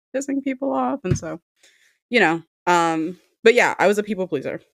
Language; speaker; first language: English; early bilingual, other home language; Amharic